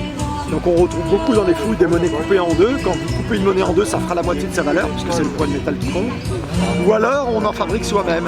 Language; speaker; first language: French; native; French